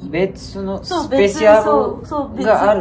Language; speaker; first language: Japanese; non-native, learner; Indonesian